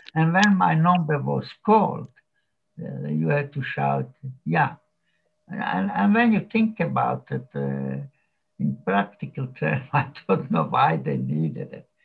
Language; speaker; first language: English; non-native, fluent; Slovak